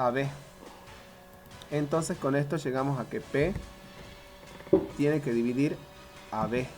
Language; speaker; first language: Spanish; native; Spanish